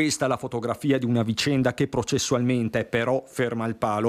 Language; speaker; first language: Italian; native; Italian